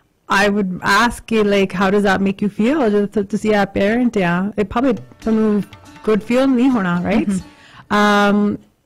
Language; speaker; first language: English; early bilingual, other home language; Punjabi